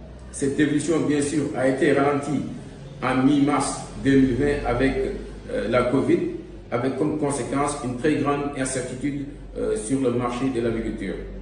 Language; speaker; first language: French; non-native, local second language; Wolof